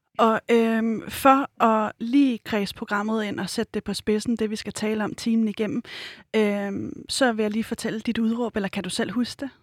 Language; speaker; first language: Danish; native; Danish